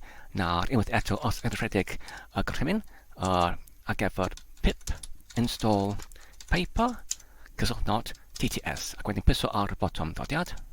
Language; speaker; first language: Welsh; non-native, learner; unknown